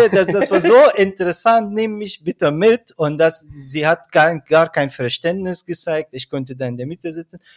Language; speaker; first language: German; non-native, fluent; Persian